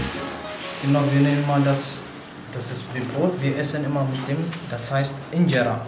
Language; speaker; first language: German; non-native, learner; Tigrinya